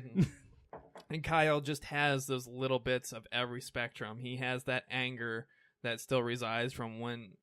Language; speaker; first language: English; native; English